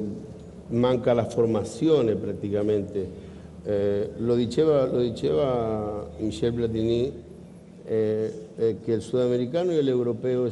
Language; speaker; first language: Italian; non-native, fluent; Spanish